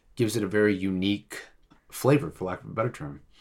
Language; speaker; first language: English; non-native, fluent; Tigrinya